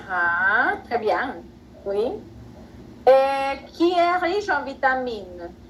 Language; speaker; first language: French; non-native, fluent; Spanish